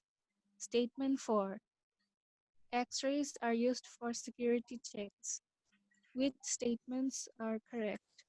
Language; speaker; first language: English; non-native, local second language; Bangla